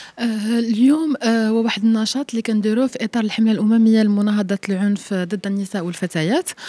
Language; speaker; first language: Arabic; native; Arabic